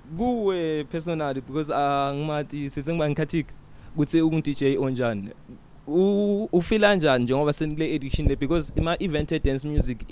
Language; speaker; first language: Zulu; non-native, local second language; Swati